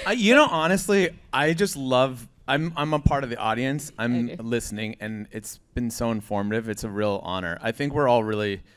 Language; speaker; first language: English; native; English